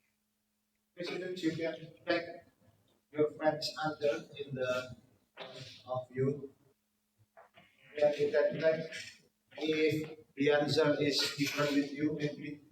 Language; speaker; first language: English; non-native, learner; Indonesian